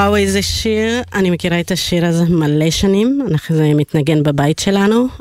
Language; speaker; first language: Hebrew; early bilingual, other home language; Amharic